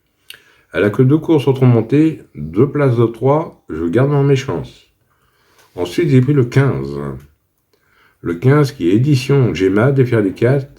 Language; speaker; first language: French; native; French